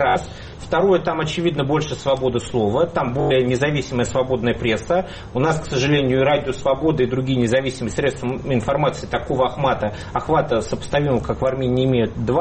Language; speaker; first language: Russian; native; Russian